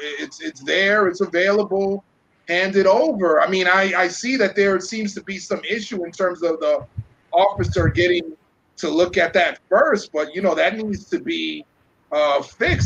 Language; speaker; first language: English; early bilingual, other home language; Spanish